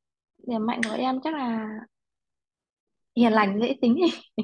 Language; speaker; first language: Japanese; non-native, learner; Vietnamese